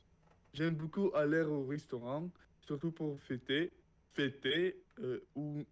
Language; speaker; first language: French; non-native, learner; Russian